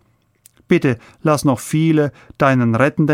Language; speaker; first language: German; native; German